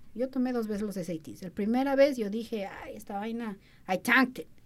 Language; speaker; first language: Spanish; early bilingual, other home language; English